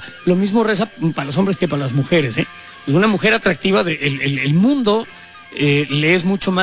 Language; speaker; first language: Spanish; native; Spanish